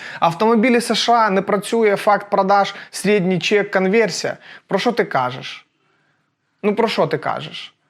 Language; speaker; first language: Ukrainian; non-native, local second language; Russian